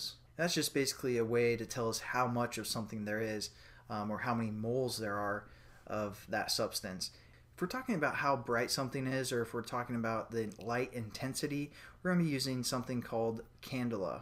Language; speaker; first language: English; native; English